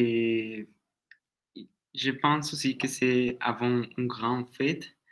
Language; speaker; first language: French; non-native, learner; Spanish